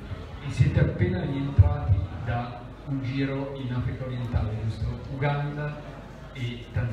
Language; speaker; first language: Italian; native; Italian